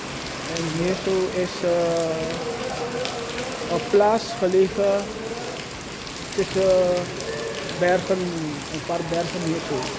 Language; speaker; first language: Dutch; non-native, local second language; Sranan Tongo